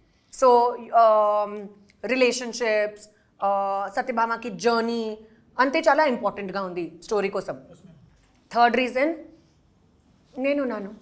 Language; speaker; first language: Telugu; non-native, learner; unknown